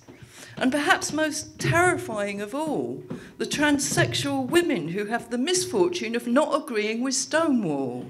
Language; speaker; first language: English; native; English